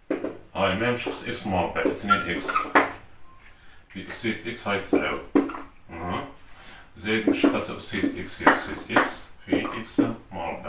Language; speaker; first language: Arabic; native; Arabic